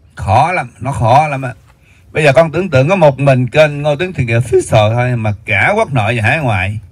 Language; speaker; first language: Vietnamese; native; Vietnamese